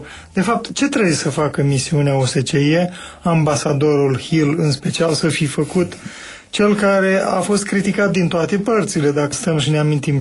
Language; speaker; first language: Romanian; native; Romanian